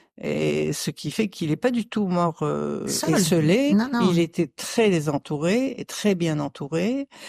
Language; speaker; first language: French; early bilingual, other home language; Arabic